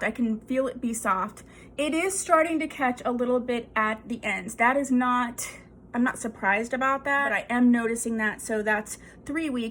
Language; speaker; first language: English; native; English